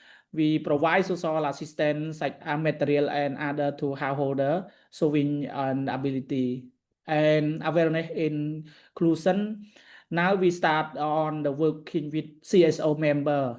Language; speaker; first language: English; non-native, learner; Khmer